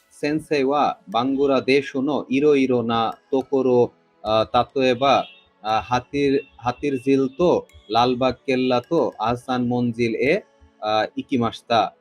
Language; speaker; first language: Japanese; non-native, learner; Bangla